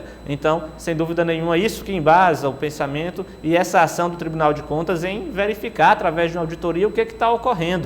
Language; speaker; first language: Portuguese; native; Portuguese